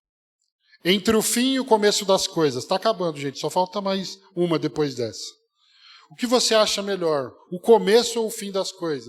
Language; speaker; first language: Portuguese; native; Portuguese